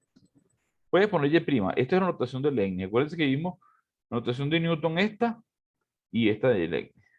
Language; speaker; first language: Spanish; native; Spanish